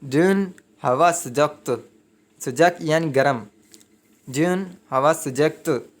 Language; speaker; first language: Turkish; non-native, fluent; Urdu